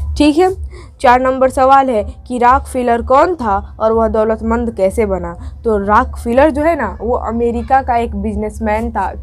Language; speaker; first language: Hindi; native; Hindi